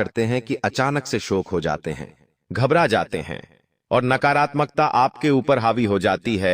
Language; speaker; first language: Hindi; native; Hindi